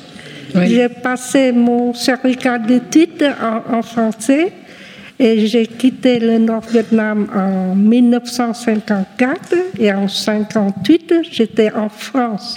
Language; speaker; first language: French; non-native, local second language; Vietnamese